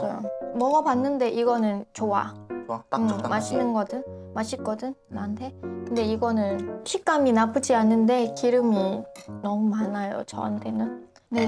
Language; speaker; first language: Korean; non-native, fluent; Lao